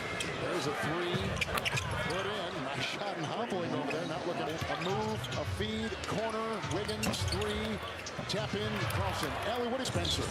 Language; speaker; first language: English; native; English